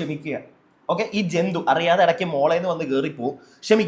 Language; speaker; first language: Malayalam; native; Malayalam